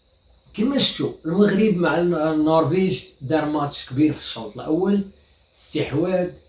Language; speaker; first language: Arabic; native; Arabic